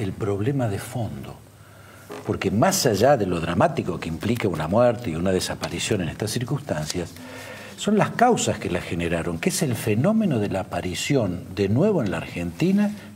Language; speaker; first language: Spanish; native; Spanish